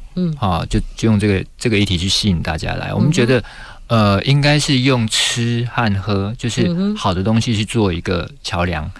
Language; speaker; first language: Chinese; native; Chinese